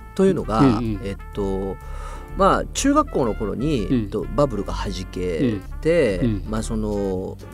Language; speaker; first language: Japanese; native; Japanese